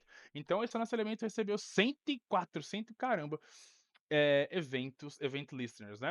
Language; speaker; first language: Portuguese; native; Portuguese